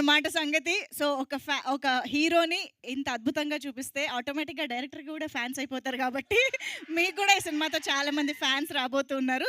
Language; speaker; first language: Telugu; native; Telugu